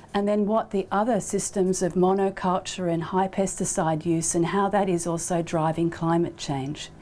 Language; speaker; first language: English; native; English